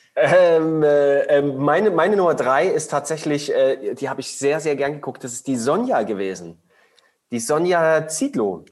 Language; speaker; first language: German; native; German